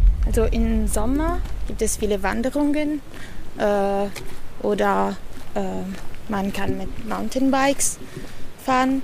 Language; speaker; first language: German; non-native, fluent; Italian